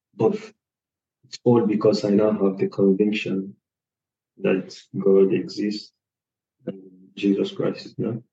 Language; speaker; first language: English; non-native, local second language; Igbo